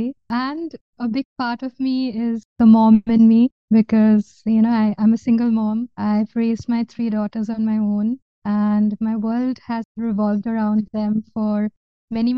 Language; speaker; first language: English; non-native, local second language; Bangla